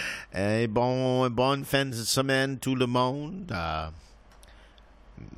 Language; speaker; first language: French; non-native, local second language; English